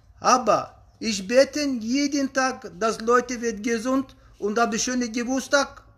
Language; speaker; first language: German; non-native, learner; Arabic